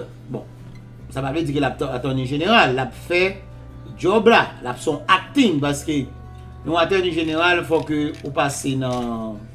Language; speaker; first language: Haitian Creole; native; Haitian Creole